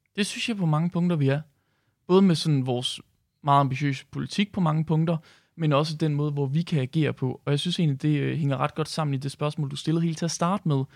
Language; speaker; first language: Danish; native; Danish